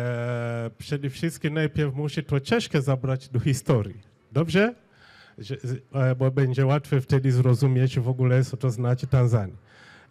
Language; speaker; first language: Polish; non-native, fluent; Swahili